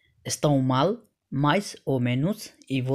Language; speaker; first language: Portuguese; non-native, learner; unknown